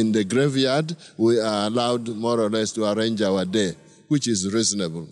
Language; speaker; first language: English; non-native, local second language; Igbo